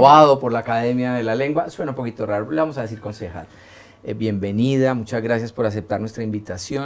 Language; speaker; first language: Spanish; native; Spanish